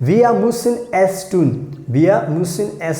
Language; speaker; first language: German; non-native, fluent; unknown